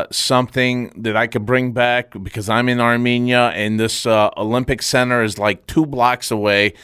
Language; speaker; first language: English; early bilingual, other home language; Armenian